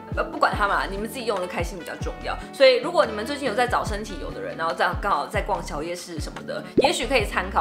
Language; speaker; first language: Chinese; native; Chinese